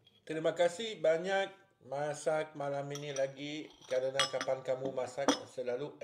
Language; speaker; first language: Indonesian; non-native, learner; French